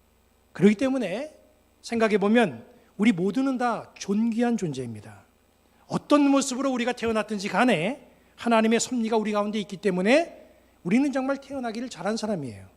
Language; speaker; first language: Korean; native; Korean